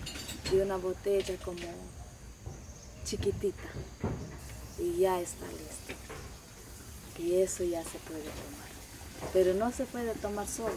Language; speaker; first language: Spanish; non-native, local second language; Shipibo-Conibo